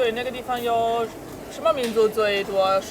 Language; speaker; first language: Chinese; non-native, fluent; German